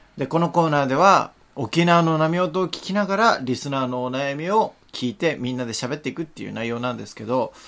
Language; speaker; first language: Japanese; native; Japanese